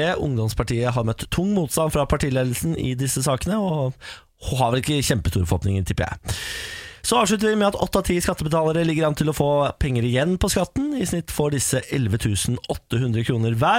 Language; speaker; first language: Norwegian; native; Norwegian